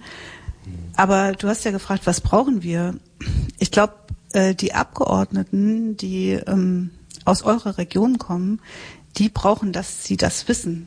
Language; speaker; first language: German; native; German